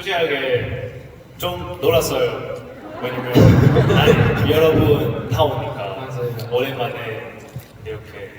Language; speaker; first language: Korean; non-native, learner; Chinese